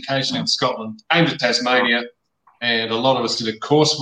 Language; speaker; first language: English; native; English